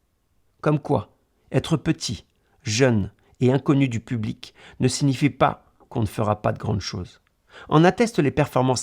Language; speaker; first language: French; native; French